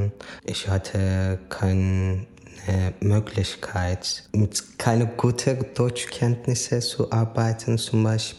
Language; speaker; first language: German; non-native, fluent; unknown